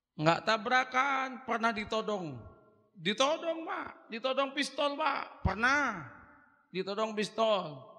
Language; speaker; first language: Indonesian; non-native, local second language; Madurese